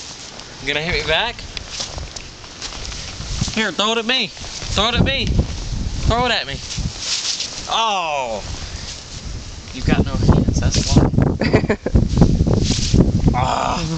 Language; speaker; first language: English; native; English